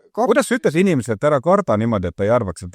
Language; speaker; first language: Estonian; native; Estonian